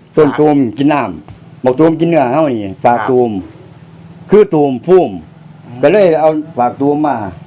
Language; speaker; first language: Thai; native; Thai